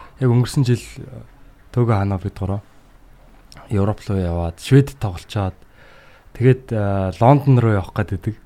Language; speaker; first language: Mongolian; native; Mongolian